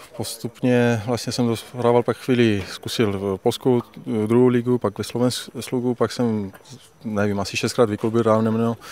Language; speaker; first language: Czech; non-native, fluent; Armenian